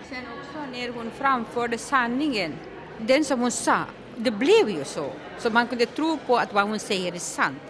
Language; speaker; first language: Swedish; non-native, local second language; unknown